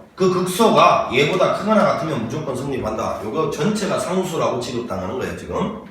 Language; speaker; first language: Korean; native; Korean